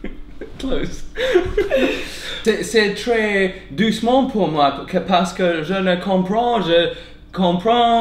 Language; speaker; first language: French; non-native, learner; English